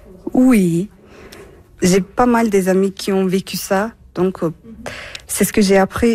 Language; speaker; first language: French; non-native, fluent; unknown